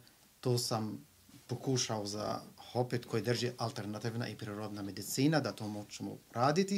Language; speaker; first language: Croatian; non-native, learner; Arabic